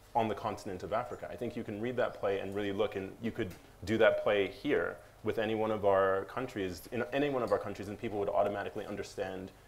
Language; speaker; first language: English; native; English